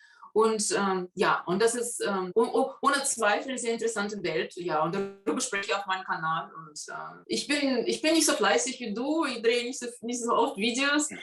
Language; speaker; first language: German; non-native, fluent; Russian